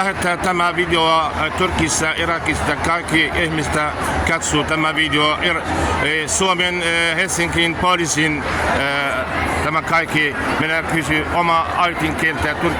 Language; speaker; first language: Finnish; non-native, learner; Turkish